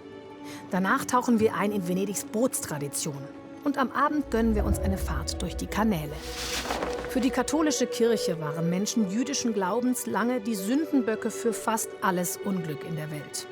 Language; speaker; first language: German; native; German